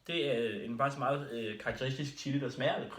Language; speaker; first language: Danish; native; Danish